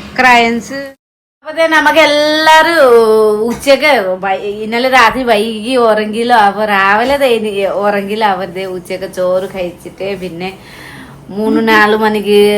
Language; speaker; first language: Malayalam; non-native, fluent; Nepali